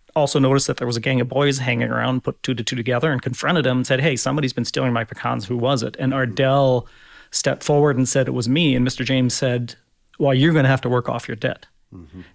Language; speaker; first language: English; non-native, fluent; German